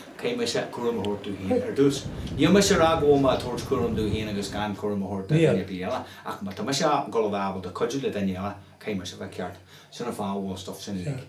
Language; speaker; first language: Irish; native; Irish